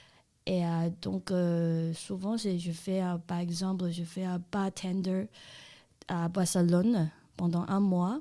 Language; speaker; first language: French; non-native, learner; Chinese